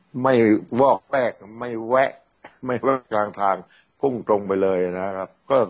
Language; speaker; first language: Thai; native; Thai